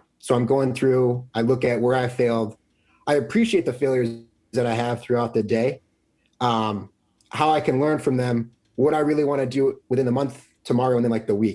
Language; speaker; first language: English; native; English